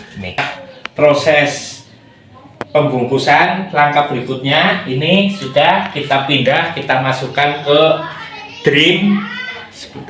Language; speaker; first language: Indonesian; non-native, local second language; Javanese